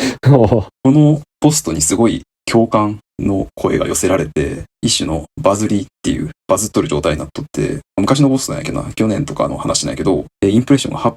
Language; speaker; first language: Japanese; native; Japanese